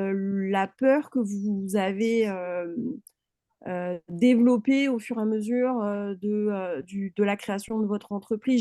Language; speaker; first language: French; native; French